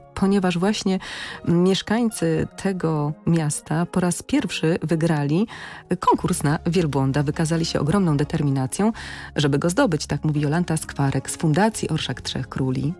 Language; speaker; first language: Polish; native; Polish